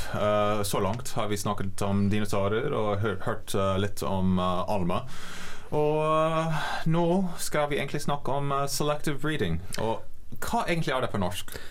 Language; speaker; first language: Norwegian; non-native, learner; English